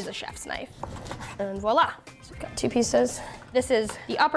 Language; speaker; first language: English; native; English